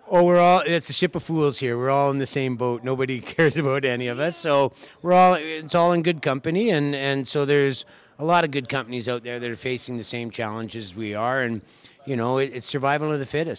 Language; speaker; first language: English; native; English